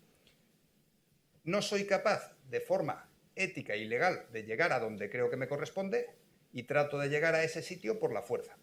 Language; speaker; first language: Spanish; native; Spanish